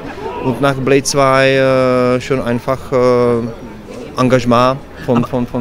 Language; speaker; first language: German; non-native, learner; Czech